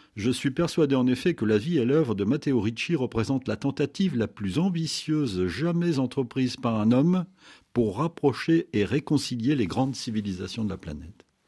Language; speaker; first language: French; native; French